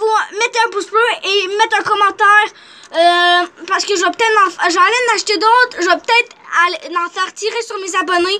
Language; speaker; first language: French; native; French